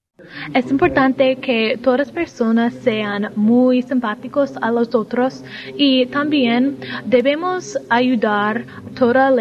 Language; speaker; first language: Spanish; non-native, learner; English